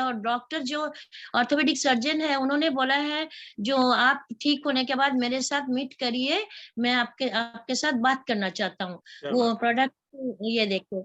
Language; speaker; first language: Hindi; non-native, local second language; Bangla